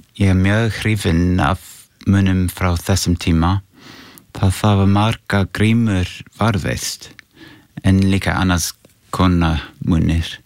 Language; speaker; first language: Icelandic; non-native, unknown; English